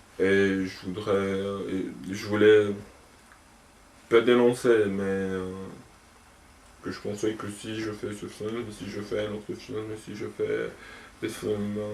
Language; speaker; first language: French; non-native, local second language; Arabic